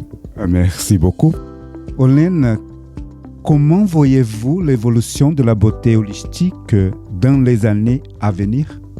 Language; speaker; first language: French; non-native, learner; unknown